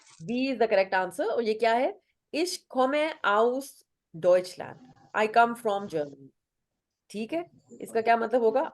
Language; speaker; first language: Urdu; non-native, local second language; Punjabi